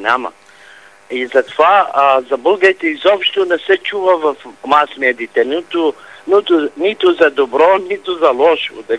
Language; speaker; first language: Bulgarian; non-native, fluent; Arabic